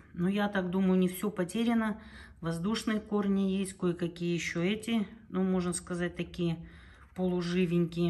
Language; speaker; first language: Russian; native; Russian